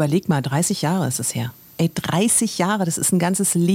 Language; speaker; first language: German; native; German